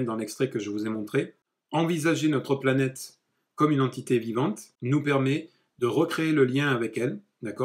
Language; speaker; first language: French; native; French